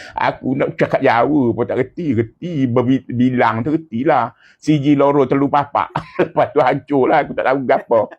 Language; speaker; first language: Malay; native; Malay